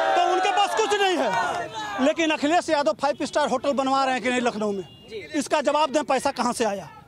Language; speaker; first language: Hindi; native; Hindi